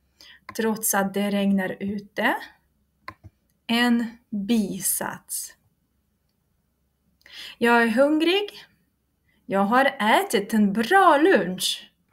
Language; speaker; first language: Swedish; non-native, fluent; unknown